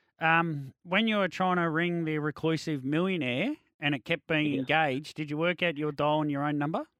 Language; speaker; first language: English; native; English